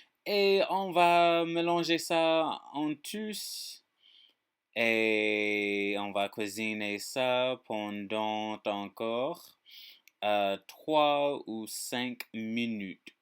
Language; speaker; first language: French; non-native, learner; English